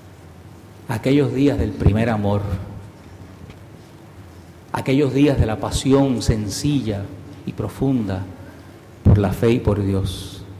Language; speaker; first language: Spanish; native; Spanish